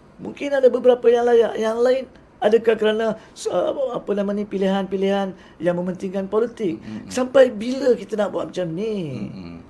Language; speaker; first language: Malay; native; Malay